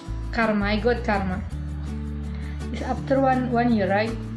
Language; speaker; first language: English; non-native, learner; Indonesian